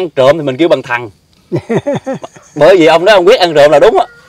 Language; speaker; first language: Vietnamese; native; Vietnamese